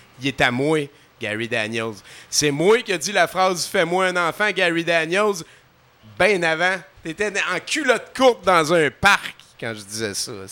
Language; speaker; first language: French; native; French